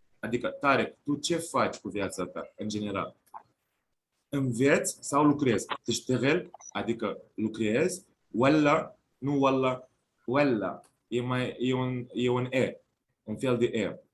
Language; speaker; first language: Romanian; non-native, fluent; Arabic